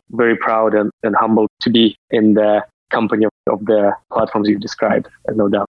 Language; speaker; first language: English; non-native, fluent; Russian